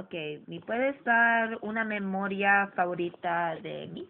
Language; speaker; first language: Spanish; early bilingual, heritage; English